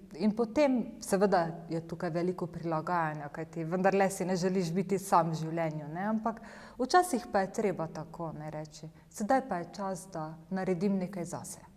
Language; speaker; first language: Slovenian; native; Slovenian